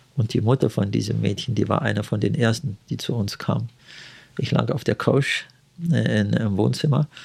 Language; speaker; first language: German; early bilingual, heritage; Russian